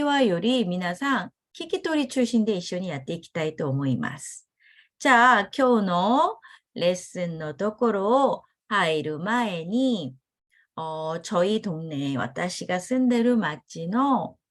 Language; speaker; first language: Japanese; non-native, fluent; Korean